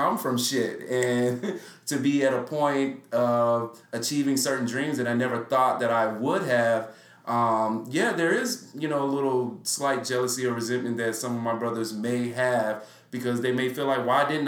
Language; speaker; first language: English; native; English